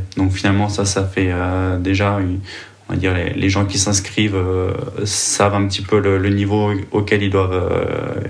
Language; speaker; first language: French; native; French